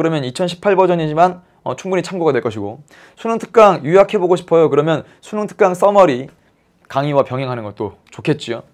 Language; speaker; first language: Korean; native; Korean